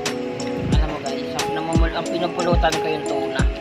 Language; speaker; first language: Filipino; native; Filipino